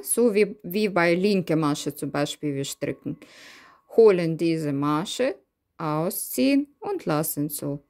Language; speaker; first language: German; non-native, learner; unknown